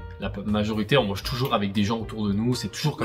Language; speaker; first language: French; native; French